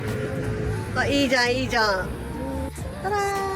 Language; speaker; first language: Japanese; native; Japanese